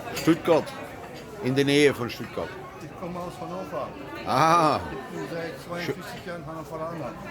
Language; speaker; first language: German; non-native, fluent; Turkish